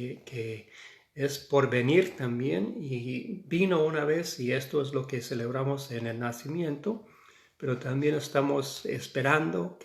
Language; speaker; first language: Spanish; non-native, fluent; English